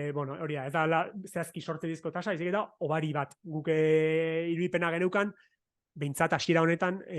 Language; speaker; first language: Basque; native; Basque